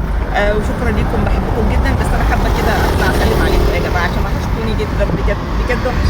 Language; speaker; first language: Arabic; native; Arabic